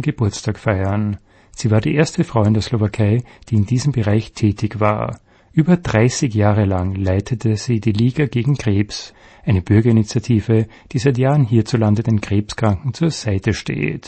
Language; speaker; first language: German; native; German